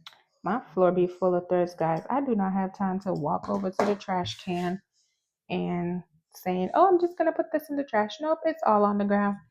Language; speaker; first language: English; native; English